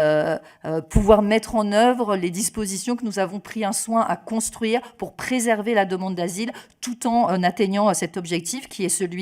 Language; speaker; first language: French; native; French